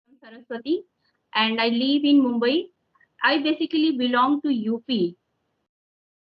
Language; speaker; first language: English; non-native, local second language; Hindi